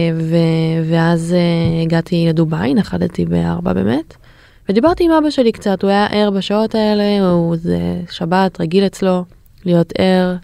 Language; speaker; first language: Hebrew; native; Hebrew